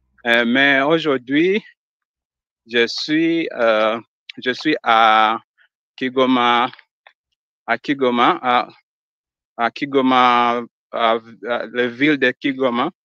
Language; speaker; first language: French; non-native, learner; Swahili